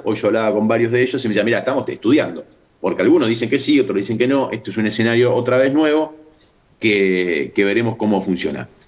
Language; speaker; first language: Spanish; native; Spanish